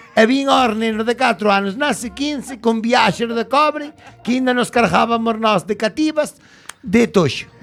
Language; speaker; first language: Galician; native; Galician